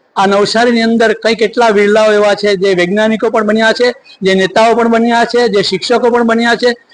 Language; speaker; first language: Gujarati; native; Gujarati